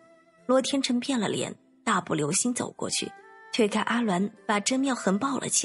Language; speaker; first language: Chinese; native; Chinese